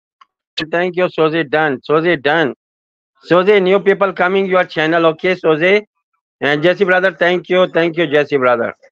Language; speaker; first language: English; non-native, learner; Urdu